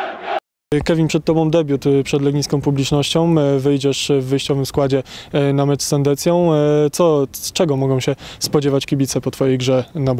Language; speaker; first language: Polish; native; Polish